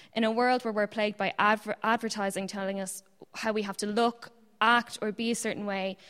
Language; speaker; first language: English; native; English